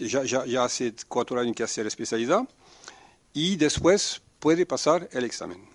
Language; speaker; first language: Spanish; non-native, fluent; French